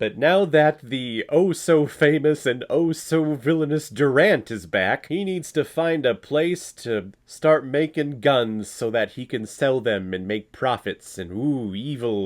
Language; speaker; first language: English; native; English